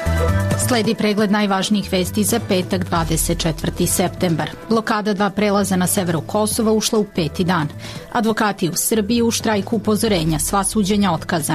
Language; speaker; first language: Serbian; native; Serbian